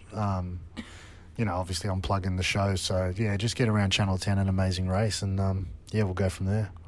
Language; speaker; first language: English; native; English